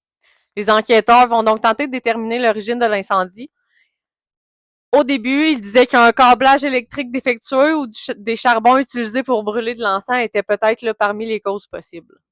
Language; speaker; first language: French; native; French